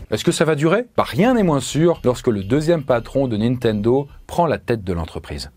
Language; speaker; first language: French; native; French